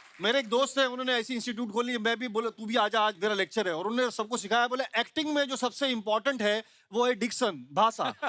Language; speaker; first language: Hindi; native; Hindi